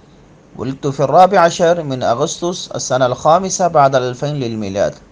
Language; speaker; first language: Arabic; non-native, fluent; Urdu